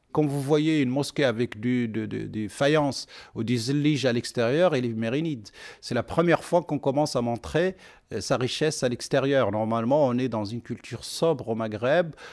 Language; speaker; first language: French; non-native, local second language; Arabic